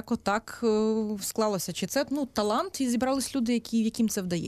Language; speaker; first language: Ukrainian; native; Ukrainian